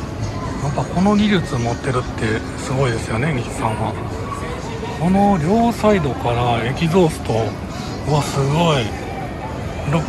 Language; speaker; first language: Japanese; native; Japanese